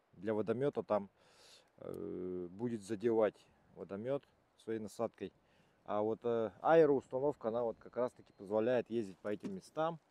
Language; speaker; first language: Russian; native; Russian